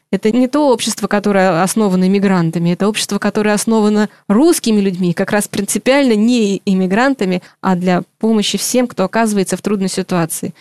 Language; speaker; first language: Russian; native; Russian